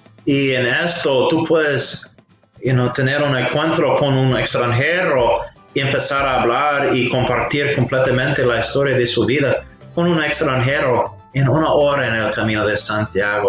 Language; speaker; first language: Spanish; non-native, fluent; English